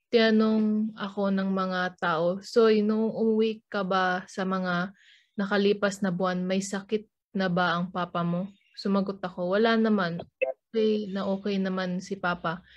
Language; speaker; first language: Filipino; native; Filipino